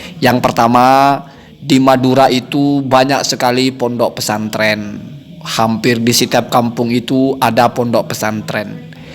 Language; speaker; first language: Indonesian; non-native, local second language; Madurese